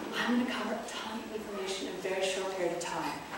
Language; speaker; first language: English; native; English